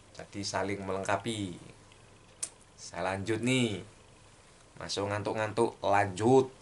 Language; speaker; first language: Indonesian; native; Indonesian